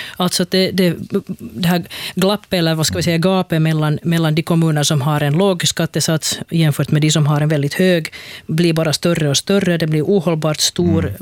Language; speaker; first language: Swedish; native; Swedish